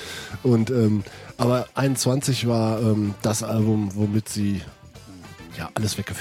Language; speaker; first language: German; native; German